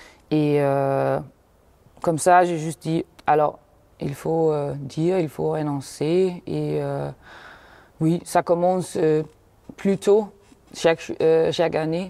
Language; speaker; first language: French; non-native, fluent; Danish